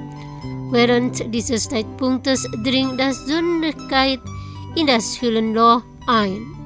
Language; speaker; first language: German; non-native, fluent; Indonesian